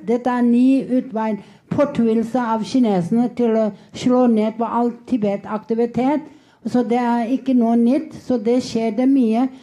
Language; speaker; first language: Norwegian; non-native, fluent; Tibetan